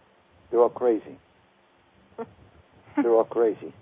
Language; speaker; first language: English; native; English